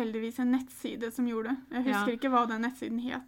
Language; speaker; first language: Norwegian; native; Norwegian